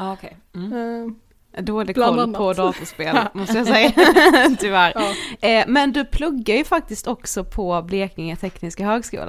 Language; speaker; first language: Swedish; native; Swedish